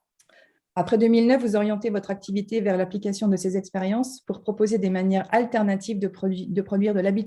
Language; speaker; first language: French; native; French